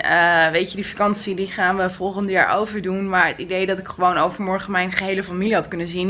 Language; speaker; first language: Dutch; native; Dutch